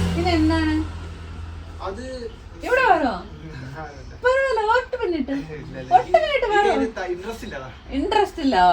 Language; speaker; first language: Malayalam; non-native, learner; Telugu